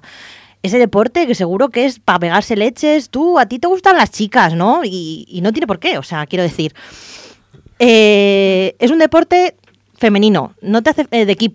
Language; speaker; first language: Spanish; native; Spanish